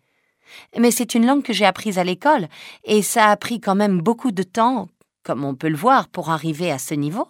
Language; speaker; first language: French; native; French